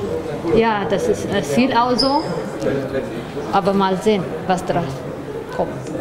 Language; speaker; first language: German; non-native, learner; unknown